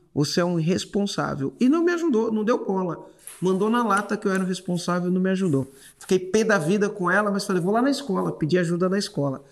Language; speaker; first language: Portuguese; native; Portuguese